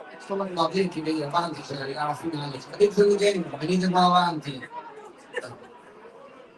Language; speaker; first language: Italian; native; Italian